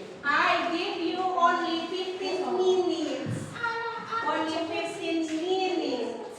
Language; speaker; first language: English; non-native, learner; Indonesian